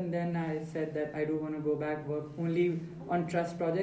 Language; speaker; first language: English; non-native, local second language; Hindi